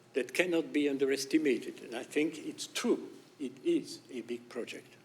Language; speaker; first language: English; non-native, fluent; French